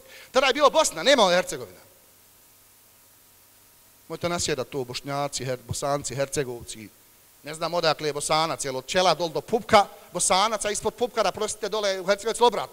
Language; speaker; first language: Serbian; native; Serbian